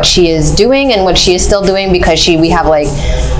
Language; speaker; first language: English; native; English